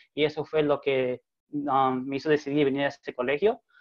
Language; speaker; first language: Spanish; early bilingual, heritage; Spanish